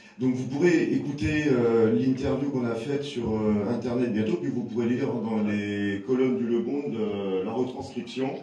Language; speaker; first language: French; native; French